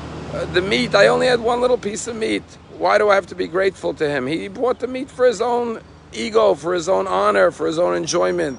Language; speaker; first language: English; native; English